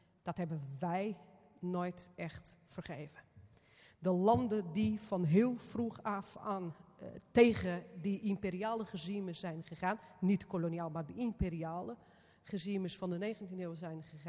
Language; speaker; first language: Dutch; non-native, fluent; Portuguese